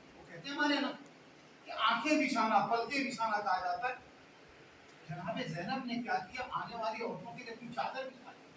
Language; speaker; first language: Urdu; native; Urdu